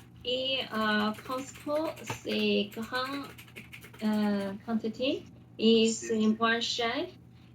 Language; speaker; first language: French; non-native, learner; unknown